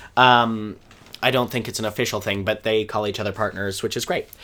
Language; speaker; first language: English; native; English